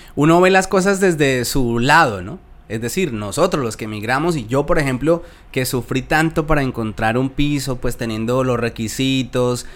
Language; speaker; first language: Spanish; native; Spanish